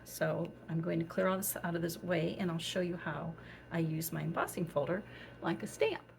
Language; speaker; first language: English; native; English